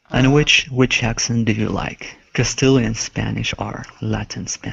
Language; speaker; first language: English; non-native, learner; Arabic